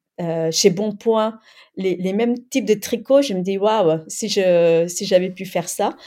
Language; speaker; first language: French; early bilingual, other home language; Khmer